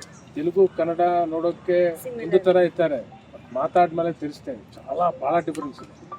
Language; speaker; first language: Kannada; non-native, learner; Telugu